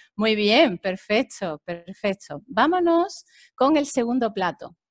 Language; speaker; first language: Spanish; native; Spanish